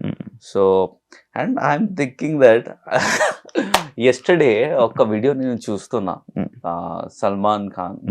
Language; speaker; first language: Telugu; non-native, learner; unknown